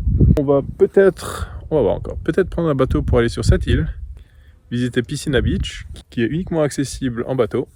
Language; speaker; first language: French; native; French